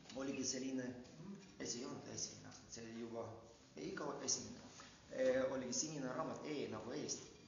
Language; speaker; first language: Estonian; non-native, fluent; Ukrainian